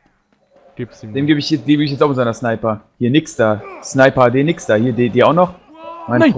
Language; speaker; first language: German; native; German